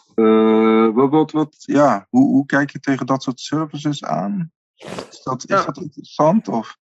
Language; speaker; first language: Dutch; native; Dutch